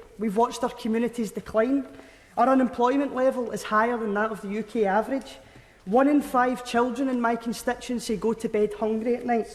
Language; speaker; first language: English; native; English